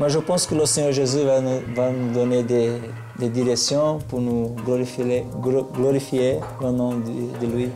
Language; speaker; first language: French; non-native, learner; Portuguese